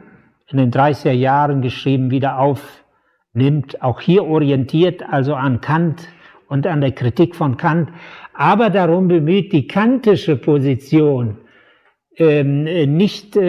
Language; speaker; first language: German; native; German